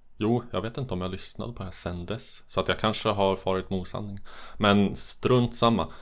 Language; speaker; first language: Swedish; native; Swedish